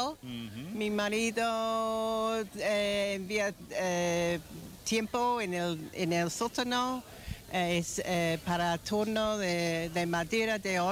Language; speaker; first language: Spanish; non-native, learner; English